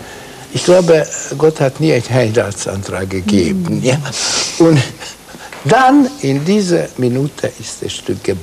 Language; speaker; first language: German; non-native, fluent; Hungarian